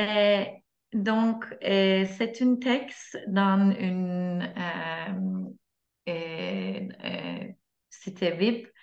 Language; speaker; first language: French; non-native, learner; Turkish